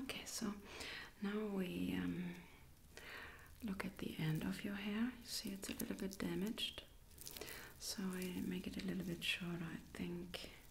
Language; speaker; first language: English; non-native, fluent; German